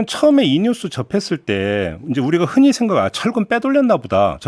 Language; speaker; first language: Korean; native; Korean